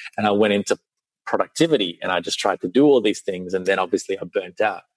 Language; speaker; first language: English; early bilingual, other home language; Sinhala